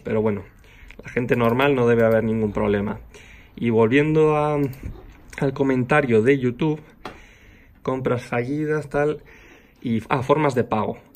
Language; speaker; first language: Spanish; native; Spanish